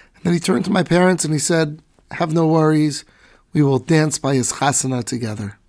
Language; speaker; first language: English; native; English